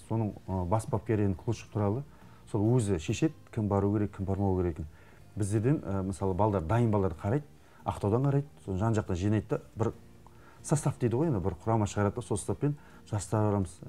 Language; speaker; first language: Kazakh; native; Kazakh